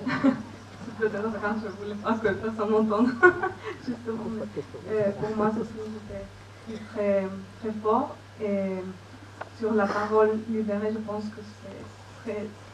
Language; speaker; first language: French; non-native, fluent; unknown